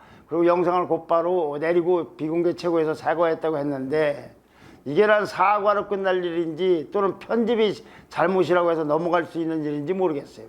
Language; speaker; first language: Korean; native; Korean